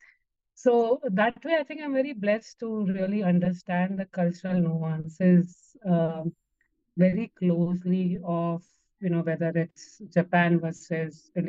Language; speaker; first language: English; non-native, local second language; Gujarati